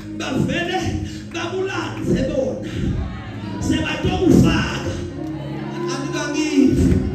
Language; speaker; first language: Zulu; non-native, local second language; Swati